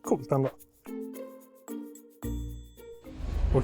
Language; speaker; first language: Swedish; native; Swedish